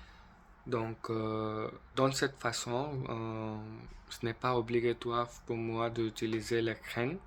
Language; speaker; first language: French; non-native, learner; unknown